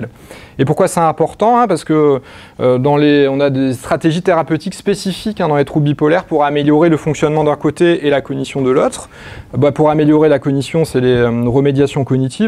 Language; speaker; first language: French; native; French